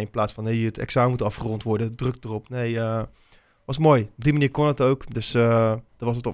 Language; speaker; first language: Dutch; native; Dutch